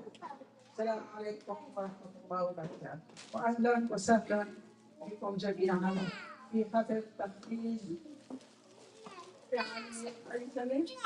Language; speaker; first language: Arabic; native; Arabic